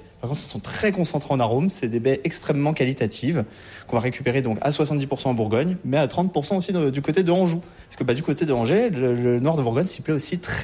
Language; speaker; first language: French; native; French